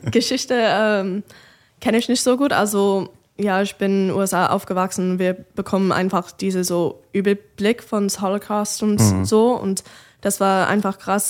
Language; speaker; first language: German; non-native, fluent; English